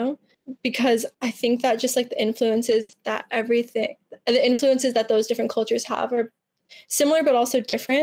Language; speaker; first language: English; early bilingual, other home language; Spanish